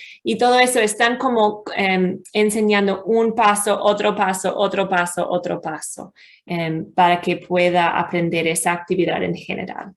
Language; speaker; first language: Spanish; non-native, fluent; English